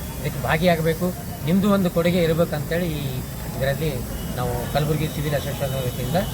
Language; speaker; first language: Kannada; native; Kannada